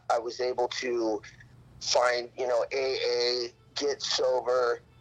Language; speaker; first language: English; native; English